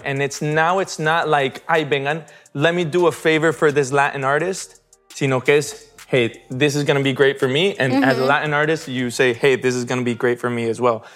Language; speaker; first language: English; early bilingual, other home language; Spanish